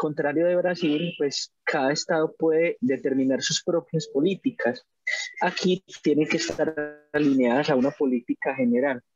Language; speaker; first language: Spanish; native; Spanish